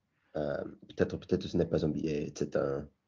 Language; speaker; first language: French; non-native, learner; English